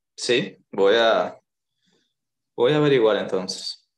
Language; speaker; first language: English; non-native, learner; Spanish